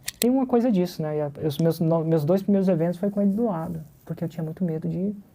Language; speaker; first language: Portuguese; native; Portuguese